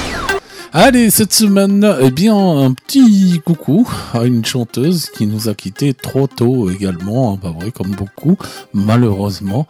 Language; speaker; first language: French; native; French